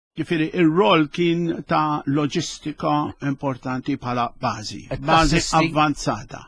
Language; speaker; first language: Maltese; early bilingual, other home language; Spanish